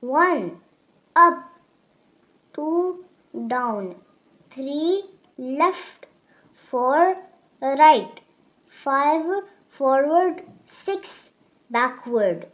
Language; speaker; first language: English; non-native, local second language; Urdu